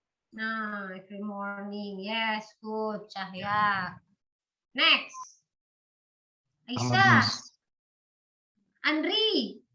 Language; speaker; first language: English; non-native, learner; Indonesian